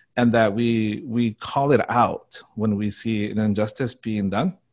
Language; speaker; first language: English; native; English